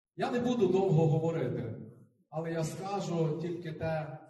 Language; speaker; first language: Ukrainian; native; Ukrainian